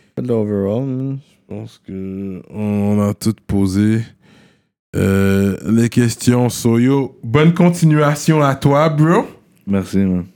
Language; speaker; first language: French; native; French